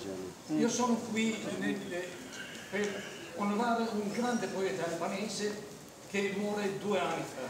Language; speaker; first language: Italian; non-native, fluent; Albanian